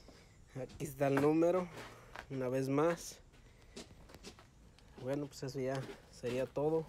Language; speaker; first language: Spanish; native; Spanish